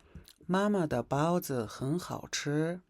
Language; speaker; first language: Chinese; non-native, fluent; Mongolian